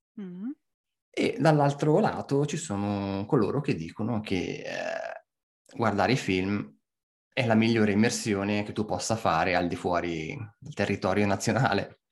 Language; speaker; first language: Italian; native; Italian